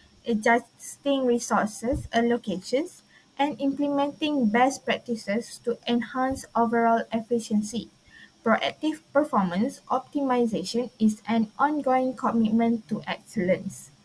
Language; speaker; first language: English; non-native, local second language; Malay